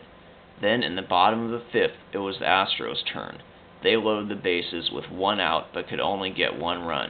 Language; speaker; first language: English; native; English